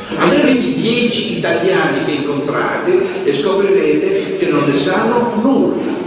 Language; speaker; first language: Italian; native; Italian